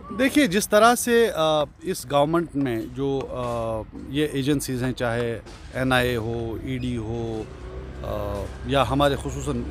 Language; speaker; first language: Urdu; non-native, local second language; Kashmiri